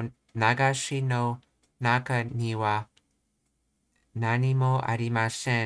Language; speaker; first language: Japanese; non-native, learner; English